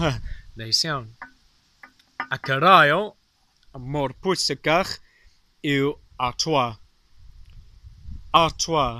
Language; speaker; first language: Welsh; non-native, learner; English